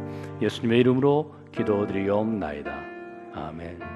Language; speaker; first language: Korean; native; Korean